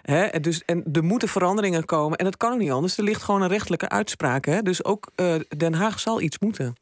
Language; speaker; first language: Dutch; native; Dutch